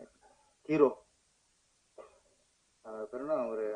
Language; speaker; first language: Tamil; native; Tamil